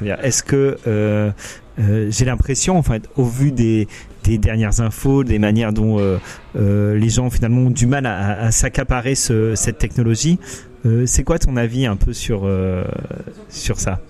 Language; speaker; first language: French; native; French